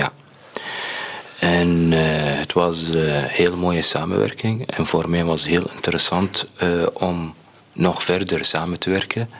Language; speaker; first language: Dutch; non-native, learner; Arabic